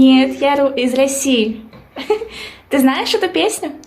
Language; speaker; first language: Russian; native; Russian